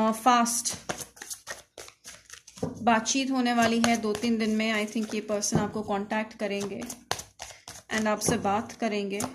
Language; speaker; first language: Hindi; native; Hindi